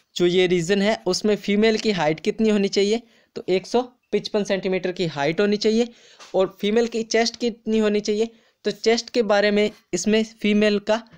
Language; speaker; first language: Hindi; native; Hindi